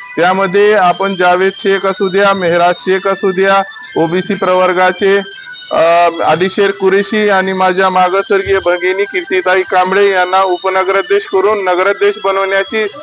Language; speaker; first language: Marathi; native; Marathi